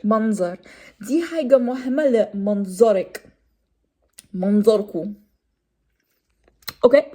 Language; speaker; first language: Arabic; non-native, learner; English